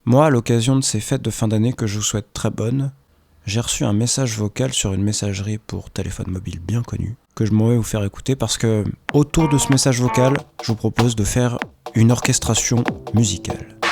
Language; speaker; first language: French; native; French